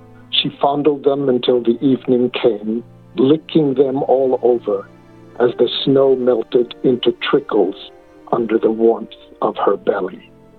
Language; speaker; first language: English; native; English